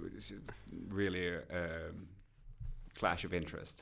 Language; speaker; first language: English; non-native, fluent; Swedish